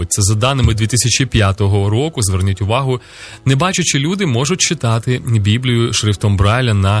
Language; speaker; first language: Ukrainian; native; Ukrainian